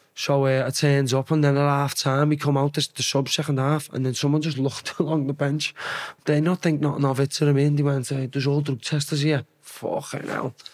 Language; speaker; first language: English; native; English